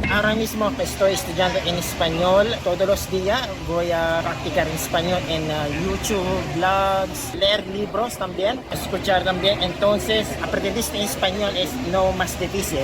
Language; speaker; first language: Spanish; non-native, learner; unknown